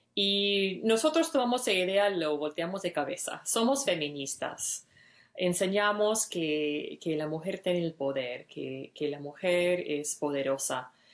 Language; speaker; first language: Spanish; non-native, fluent; English